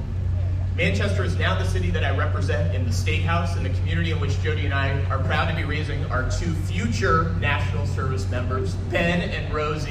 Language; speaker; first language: English; native; English